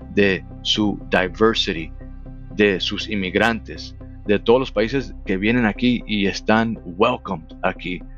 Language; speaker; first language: Spanish; early bilingual, heritage; Spanish